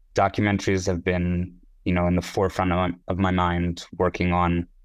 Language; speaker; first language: English; non-native, fluent; Hebrew